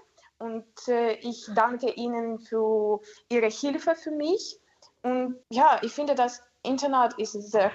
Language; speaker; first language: German; non-native, learner; Ukrainian